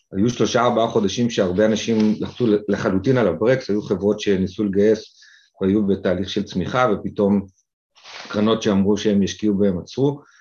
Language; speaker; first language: Hebrew; native; Hebrew